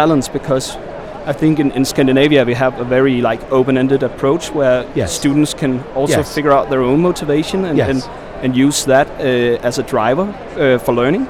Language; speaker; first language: English; non-native, fluent; Danish